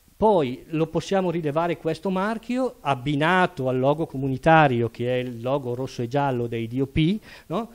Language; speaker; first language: Italian; native; Italian